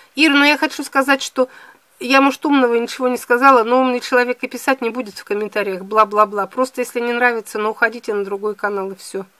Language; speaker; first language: Russian; native; Russian